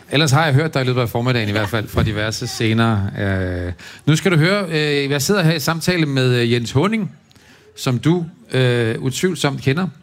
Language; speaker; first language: Danish; native; Danish